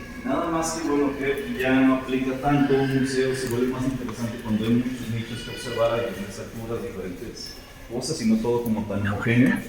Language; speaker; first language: Spanish; native; Spanish